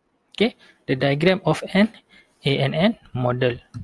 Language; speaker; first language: English; non-native, local second language; Malay